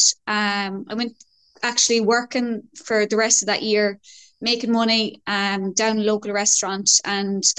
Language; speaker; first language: English; native; English